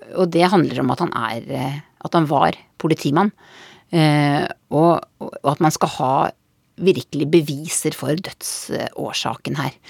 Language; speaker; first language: Norwegian; native; Norwegian